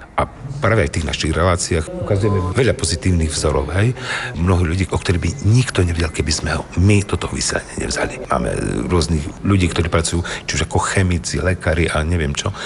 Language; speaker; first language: Slovak; non-native, local second language; Romany